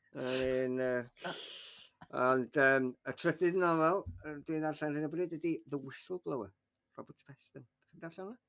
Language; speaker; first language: Welsh; native; Welsh